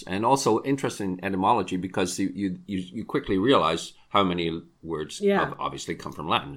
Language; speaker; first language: English; native; English